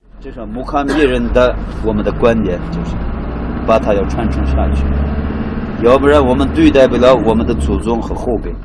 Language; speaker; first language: Chinese; non-native, local second language; Uyghur